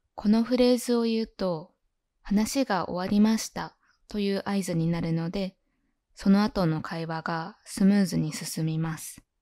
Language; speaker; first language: Japanese; native; Japanese